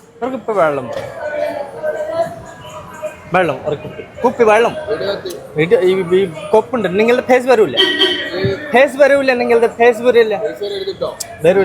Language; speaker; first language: Malayalam; non-native, learner; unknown